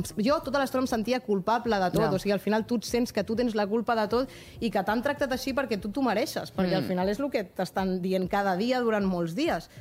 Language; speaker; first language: Catalan; non-native, local second language; Spanish